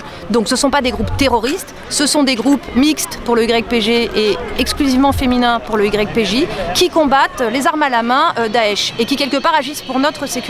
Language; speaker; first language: French; native; French